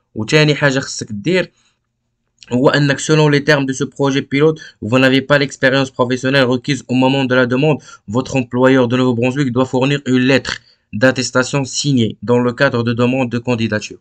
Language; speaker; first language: French; non-native, local second language; Arabic